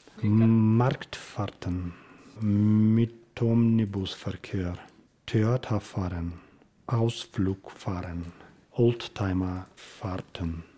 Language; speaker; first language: German; non-native, learner; Ukrainian